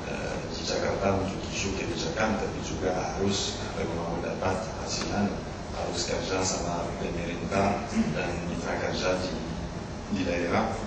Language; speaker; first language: Indonesian; non-native, learner; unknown